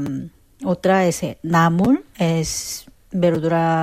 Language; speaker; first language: Spanish; non-native, fluent; Korean